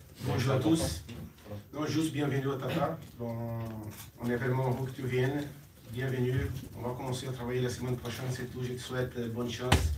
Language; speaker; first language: French; non-native, fluent; Portuguese